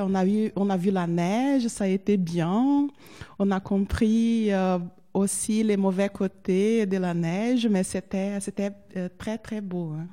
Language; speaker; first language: French; non-native, fluent; Portuguese